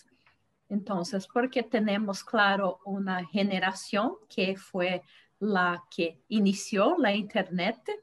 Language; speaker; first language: Spanish; non-native, fluent; Portuguese